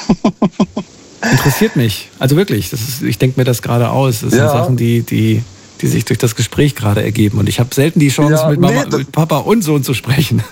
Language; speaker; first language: German; native; German